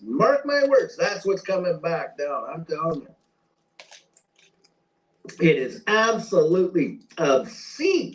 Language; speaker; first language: English; native; English